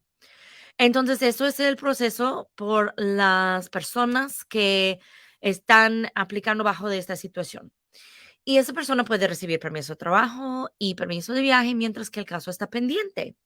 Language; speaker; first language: Spanish; non-native, fluent; English